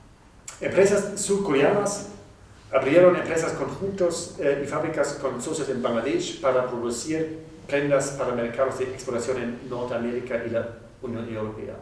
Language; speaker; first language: Spanish; non-native, fluent; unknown